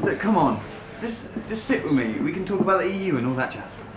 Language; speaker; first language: English; native; English